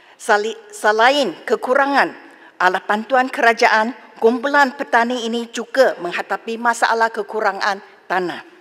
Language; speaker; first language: Malay; non-native, local second language; Chinese